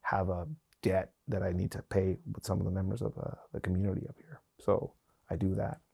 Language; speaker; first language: English; non-native, fluent; Spanish